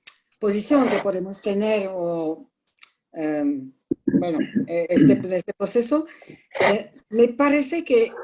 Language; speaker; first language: Spanish; non-native, fluent; French